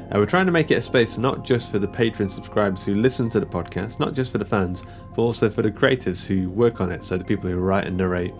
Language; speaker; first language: English; native; English